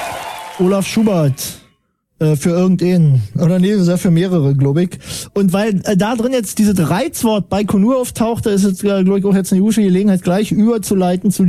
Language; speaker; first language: German; native; German